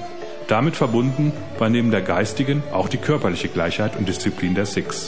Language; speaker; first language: German; native; German